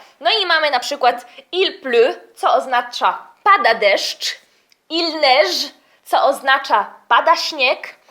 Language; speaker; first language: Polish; early bilingual, heritage; Polish